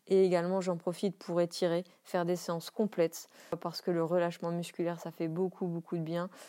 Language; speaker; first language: French; native; French